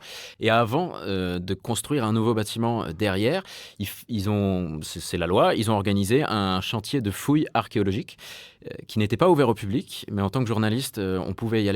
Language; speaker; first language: French; native; French